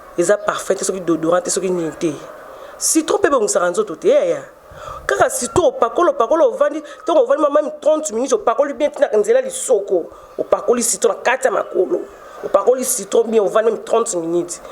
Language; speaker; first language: Lingala; non-native, local second language; Swahili